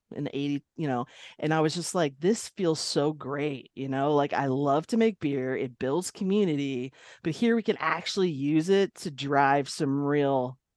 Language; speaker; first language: English; native; English